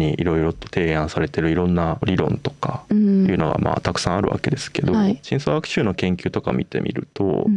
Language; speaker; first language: Japanese; native; Japanese